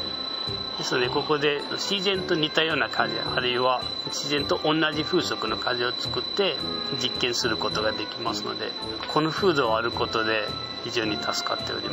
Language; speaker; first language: Japanese; non-native, fluent; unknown